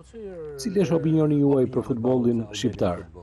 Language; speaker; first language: Albanian; native; Albanian